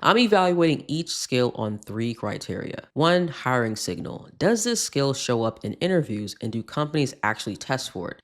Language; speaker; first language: English; native; English